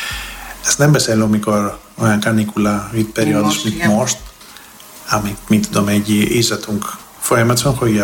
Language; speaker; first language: Hungarian; non-native, fluent; Greek